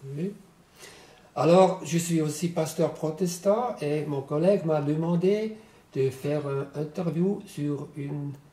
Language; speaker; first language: French; non-native, learner; German